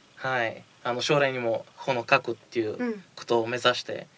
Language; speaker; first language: Japanese; non-native, fluent; Bulgarian